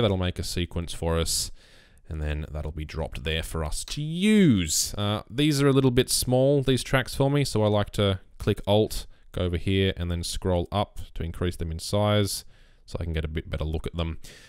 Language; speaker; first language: English; native; English